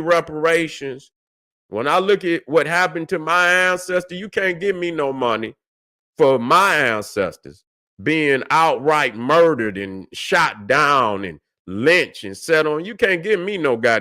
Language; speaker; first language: English; native; English